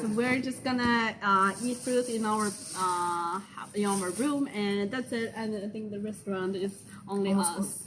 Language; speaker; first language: English; non-native, fluent; Chinese